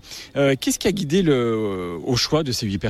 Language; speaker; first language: French; native; French